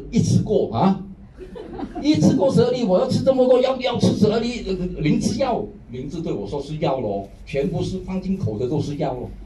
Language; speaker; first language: Chinese; non-native, local second language; Hakka Chinese